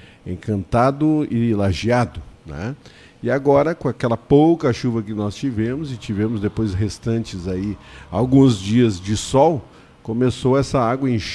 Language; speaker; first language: Portuguese; native; Portuguese